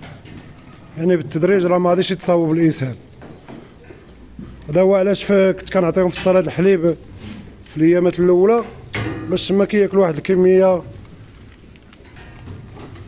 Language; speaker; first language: Arabic; native; Arabic